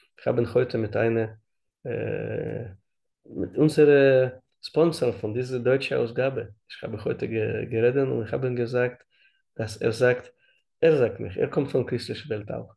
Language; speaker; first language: German; non-native, learner; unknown